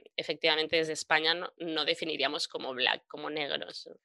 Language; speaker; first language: Spanish; native; Spanish